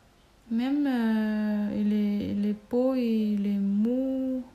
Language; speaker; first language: French; non-native, learner; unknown